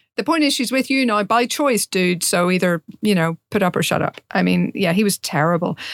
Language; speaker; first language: English; native; English